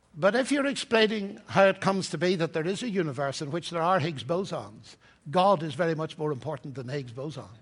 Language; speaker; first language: English; native; English